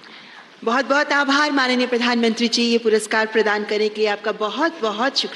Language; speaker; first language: Hindi; native; Hindi